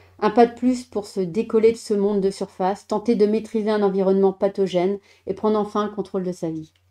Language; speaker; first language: French; native; French